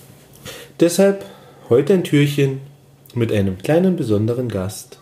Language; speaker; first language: German; native; German